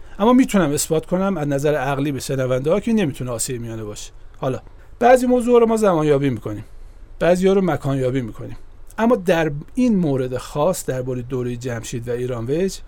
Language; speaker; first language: Persian; native; Persian